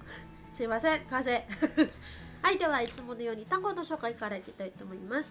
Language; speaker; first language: Japanese; non-native, fluent; Filipino